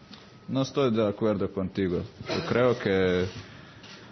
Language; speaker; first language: Spanish; non-native, fluent; Croatian